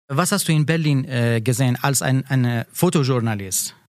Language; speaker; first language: German; non-native, learner; Persian